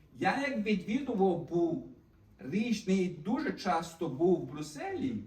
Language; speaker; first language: Ukrainian; early bilingual, heritage; Ukrainian